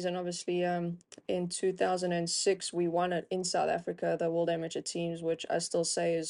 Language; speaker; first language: English; native; English